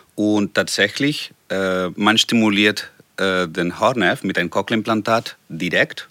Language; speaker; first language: German; non-native, fluent; Spanish